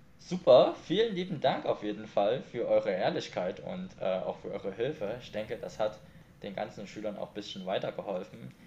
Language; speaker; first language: German; early bilingual, other home language; Vietnamese